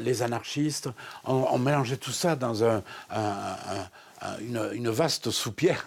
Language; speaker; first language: French; native; French